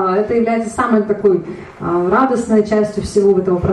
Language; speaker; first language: Russian; native; Russian